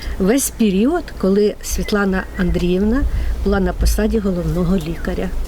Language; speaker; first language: Ukrainian; native; Ukrainian